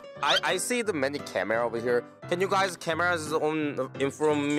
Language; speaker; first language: English; non-native, learner; Korean